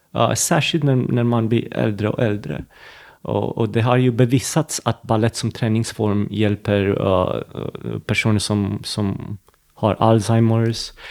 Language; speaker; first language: Swedish; non-native, fluent; Romanian